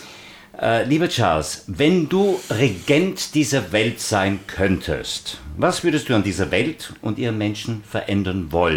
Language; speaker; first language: German; native; German